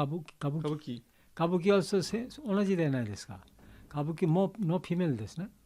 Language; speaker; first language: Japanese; non-native, learner; Bangla